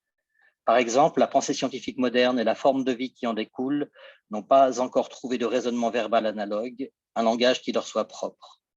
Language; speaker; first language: French; native; French